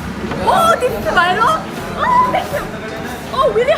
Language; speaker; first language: English; non-native, learner; Japanese